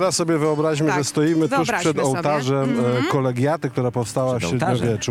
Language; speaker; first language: Polish; native; Polish